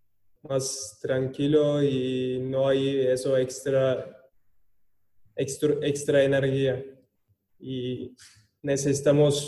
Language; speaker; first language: Spanish; non-native, learner; Turkish